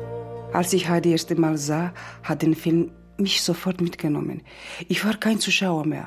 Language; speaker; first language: German; non-native, learner; Georgian